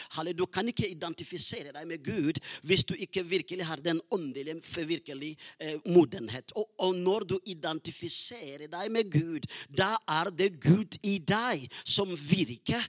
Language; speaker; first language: Norwegian; non-native, fluent; Rundi